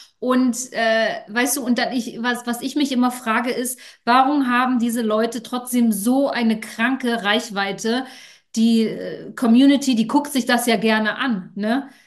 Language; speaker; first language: German; native; German